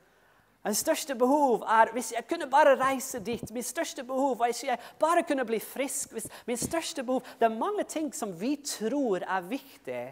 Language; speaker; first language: Norwegian; non-native, fluent; English